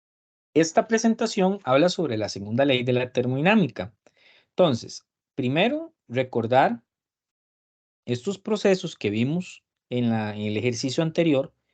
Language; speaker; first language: Spanish; native; Spanish